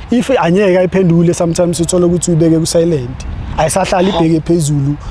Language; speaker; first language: Zulu; non-native, local second language; Southern Sotho